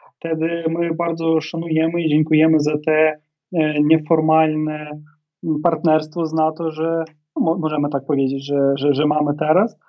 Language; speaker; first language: Polish; non-native, fluent; Ukrainian